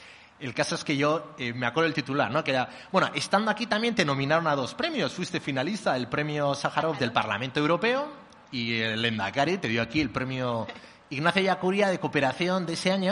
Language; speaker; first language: Spanish; native; Spanish